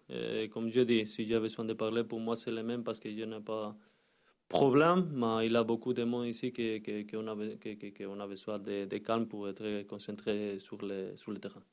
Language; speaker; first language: French; non-native, learner; Spanish